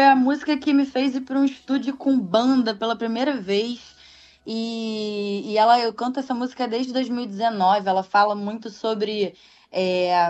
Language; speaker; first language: Portuguese; native; Portuguese